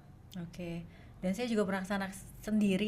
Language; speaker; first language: Indonesian; native; Indonesian